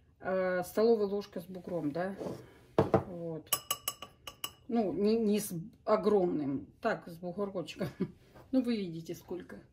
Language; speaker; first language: Russian; native; Russian